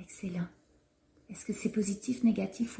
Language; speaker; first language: French; native; French